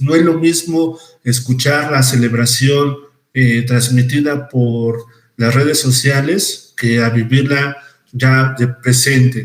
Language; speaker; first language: Spanish; native; Spanish